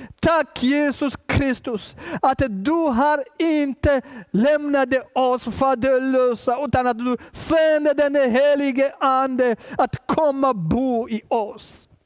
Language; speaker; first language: Swedish; non-native, fluent; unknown